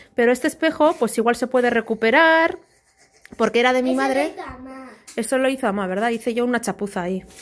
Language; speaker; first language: Spanish; native; Spanish